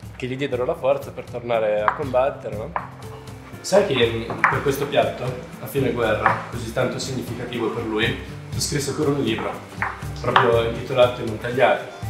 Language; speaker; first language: Italian; native; Italian